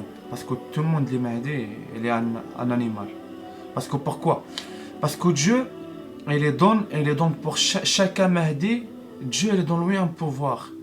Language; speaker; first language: French; non-native, learner; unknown